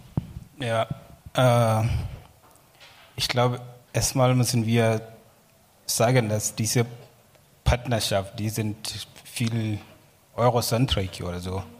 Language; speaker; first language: German; non-native, learner; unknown